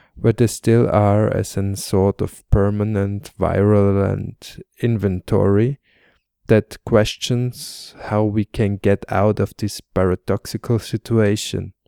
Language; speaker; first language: English; non-native, fluent; German